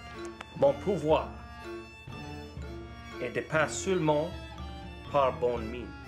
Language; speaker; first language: French; non-native, learner; English